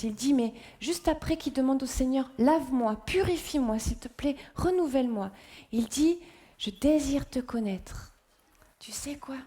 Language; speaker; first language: French; native; French